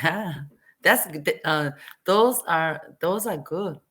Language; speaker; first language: English; non-native, learner; Korean